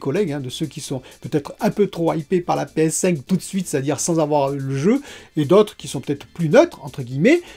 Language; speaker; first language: French; native; French